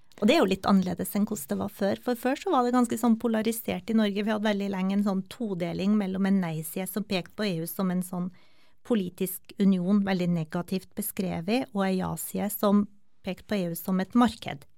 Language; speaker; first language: Norwegian; native; Norwegian